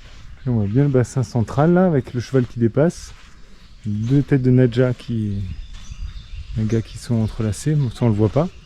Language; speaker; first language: French; native; French